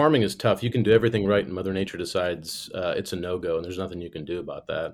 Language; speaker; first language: English; native; English